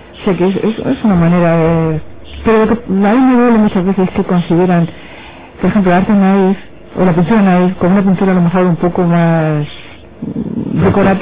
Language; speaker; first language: Spanish; native; Spanish